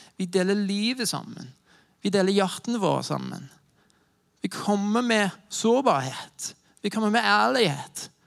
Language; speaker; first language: Norwegian; non-native, fluent; English